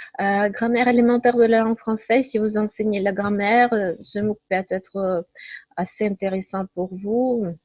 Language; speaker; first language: French; non-native, fluent; Russian